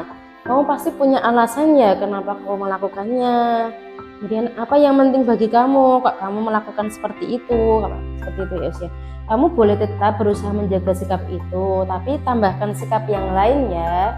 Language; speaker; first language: Indonesian; native; Indonesian